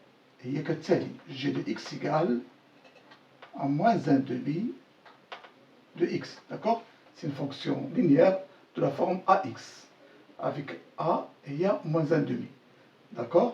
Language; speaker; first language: French; non-native, local second language; Arabic